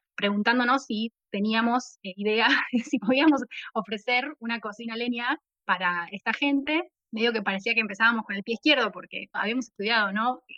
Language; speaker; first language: Spanish; native; Spanish